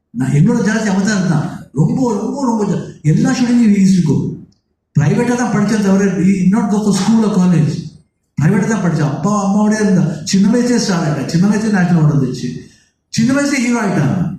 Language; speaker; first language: Tamil; non-native, local second language; Kannada